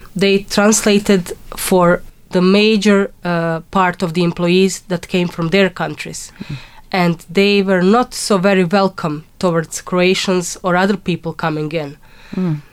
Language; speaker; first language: English; non-native, fluent; Croatian